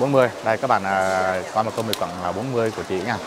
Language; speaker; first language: Vietnamese; native; Vietnamese